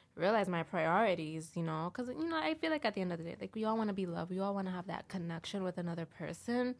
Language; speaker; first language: English; early bilingual, heritage; English